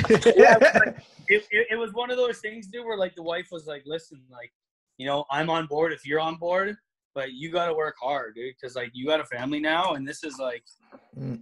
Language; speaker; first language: English; native; English